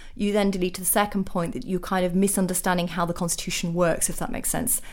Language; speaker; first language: English; native; English